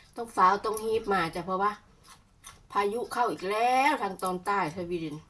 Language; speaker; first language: Thai; native; Thai